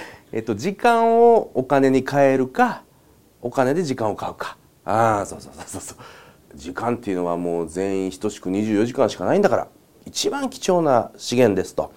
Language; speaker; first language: Japanese; native; Japanese